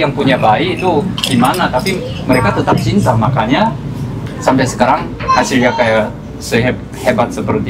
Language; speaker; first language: Indonesian; non-native, fluent; Korean